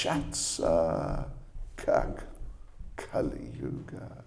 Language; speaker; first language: Russian; non-native, learner; English